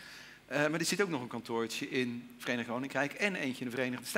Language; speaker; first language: Dutch; native; Dutch